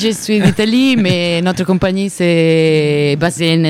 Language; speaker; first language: French; non-native, learner; Italian